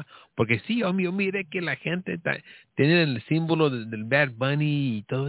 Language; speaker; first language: Spanish; early bilingual, heritage; Spanish